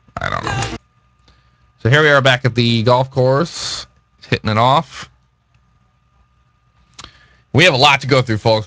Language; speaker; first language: English; native; English